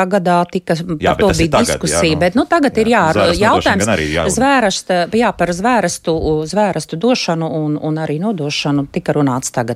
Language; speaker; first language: Latvian; native; Latvian